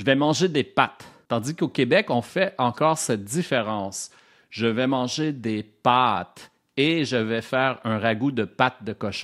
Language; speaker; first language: French; native; French